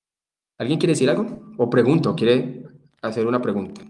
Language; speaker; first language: Spanish; native; Spanish